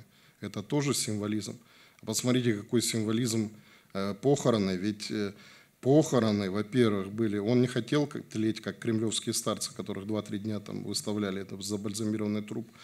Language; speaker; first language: Russian; native; Russian